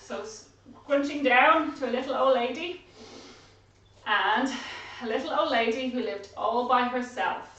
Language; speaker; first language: English; native; English